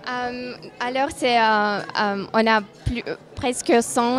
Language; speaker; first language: French; non-native, fluent; Russian